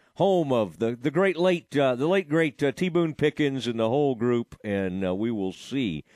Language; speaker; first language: English; native; English